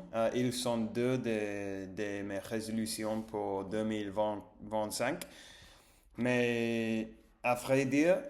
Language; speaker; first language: French; non-native, learner; English